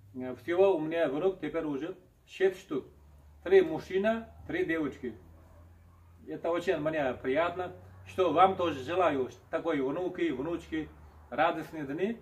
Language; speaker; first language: Russian; non-native, local second language; Uzbek